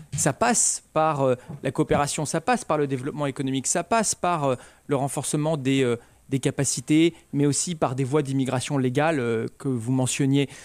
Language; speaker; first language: French; native; French